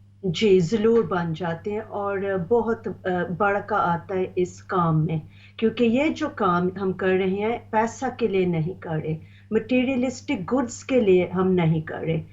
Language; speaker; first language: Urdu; early bilingual, heritage; Urdu